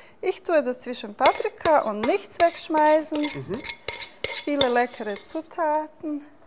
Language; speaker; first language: German; non-native, fluent; Serbian